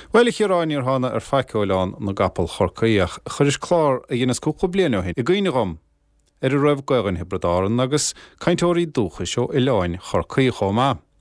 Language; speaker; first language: Irish; native; Irish